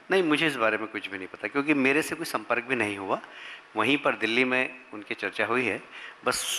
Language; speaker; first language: Hindi; native; Hindi